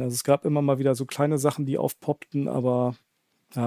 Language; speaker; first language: German; native; German